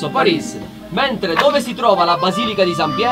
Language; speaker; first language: Italian; native; Italian